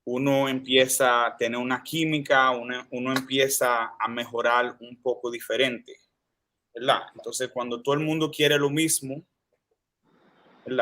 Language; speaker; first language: Spanish; early bilingual, heritage; Spanish